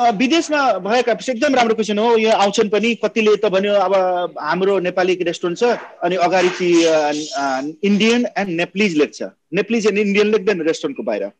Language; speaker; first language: Nepali; non-native, local second language; Maithili